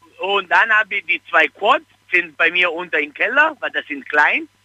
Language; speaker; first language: German; non-native, fluent; Italian